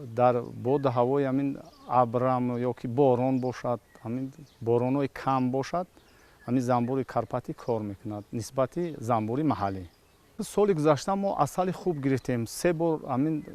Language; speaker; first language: Tajik; native; Tajik